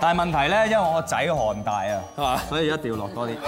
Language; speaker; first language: Cantonese; native; Cantonese